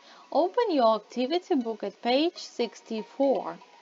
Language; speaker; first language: English; non-native, fluent; Ukrainian